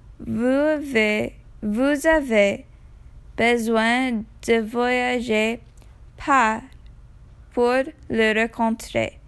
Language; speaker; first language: French; non-native, learner; English